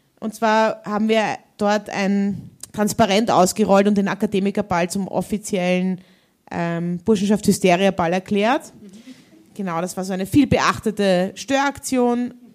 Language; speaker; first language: German; native; German